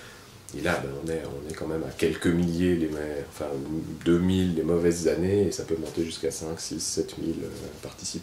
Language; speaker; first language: French; native; French